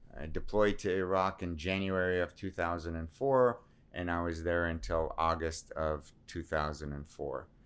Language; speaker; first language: English; early bilingual, other home language; Assyrian Neo-Aramaic